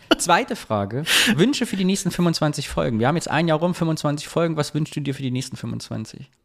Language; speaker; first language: German; native; German